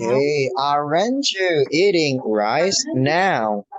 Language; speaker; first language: English; non-native, fluent; Indonesian